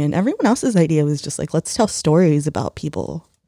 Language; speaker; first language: English; early bilingual, other home language; Spanish